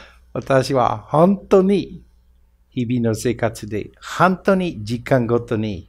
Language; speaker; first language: Japanese; non-native, fluent; English